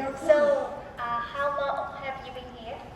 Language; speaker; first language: English; non-native, learner; Vietnamese